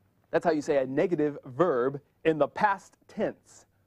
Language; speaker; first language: English; native; English